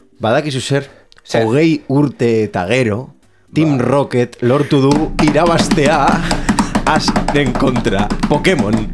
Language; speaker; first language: Basque; non-native, local second language; Spanish